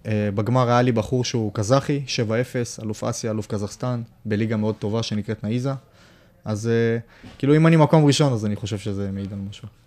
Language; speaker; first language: Hebrew; early bilingual, other home language; Russian